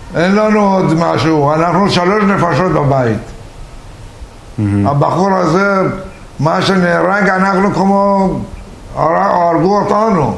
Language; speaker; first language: Hebrew; non-native, fluent; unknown